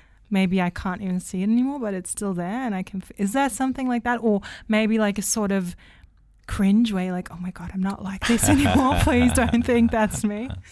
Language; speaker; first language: English; non-native, fluent; German